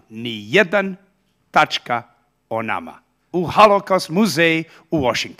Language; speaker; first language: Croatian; early bilingual, heritage; Serbian